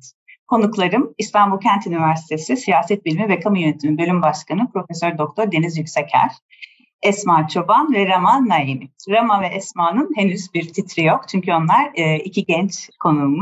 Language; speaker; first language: Turkish; native; Turkish